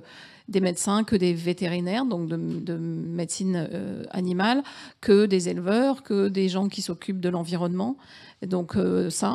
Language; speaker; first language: French; native; French